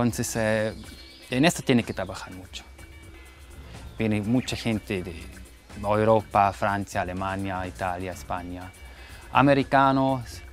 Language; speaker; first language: Spanish; non-native, fluent; German